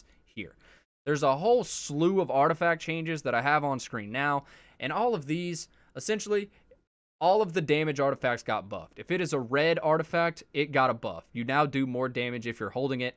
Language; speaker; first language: English; native; English